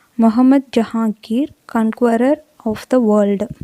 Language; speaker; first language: English; non-native, local second language; Tamil